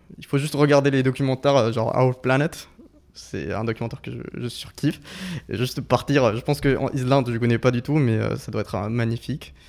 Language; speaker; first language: French; non-native, fluent; Spanish